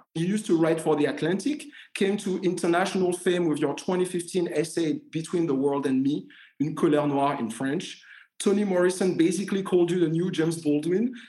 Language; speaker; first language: English; non-native, fluent; French